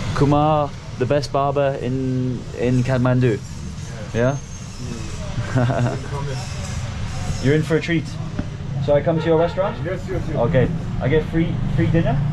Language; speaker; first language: English; native; English